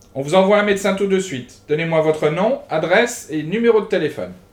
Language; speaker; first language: French; native; French